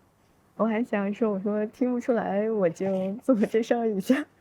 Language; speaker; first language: Chinese; native; Chinese